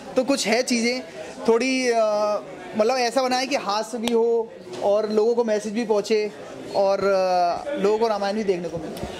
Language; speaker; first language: Hindi; native; Hindi